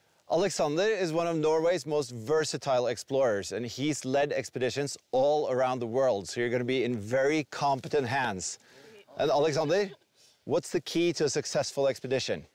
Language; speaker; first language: English; non-native, fluent; Norwegian